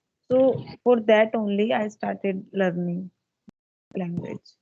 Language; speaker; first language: English; non-native, fluent; Hindi